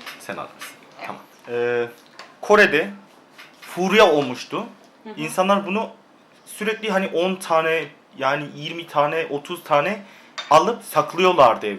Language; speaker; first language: Turkish; non-native, fluent; Korean